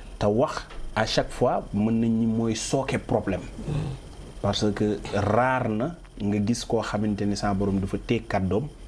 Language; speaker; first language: Wolof; native; Wolof